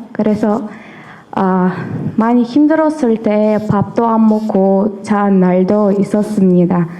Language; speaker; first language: Korean; non-native, learner; Uzbek